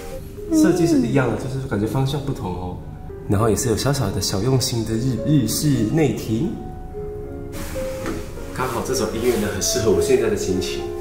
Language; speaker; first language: Chinese; native; Chinese